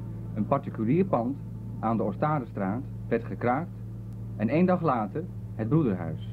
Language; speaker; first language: Dutch; native; Dutch